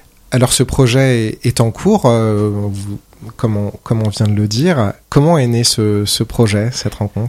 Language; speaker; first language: French; native; French